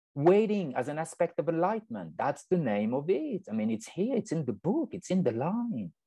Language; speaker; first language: English; non-native, fluent; French